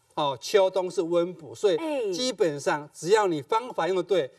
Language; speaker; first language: Chinese; native; Chinese